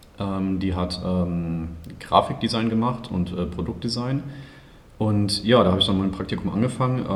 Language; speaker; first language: German; native; German